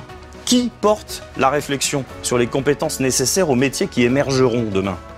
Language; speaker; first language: French; native; French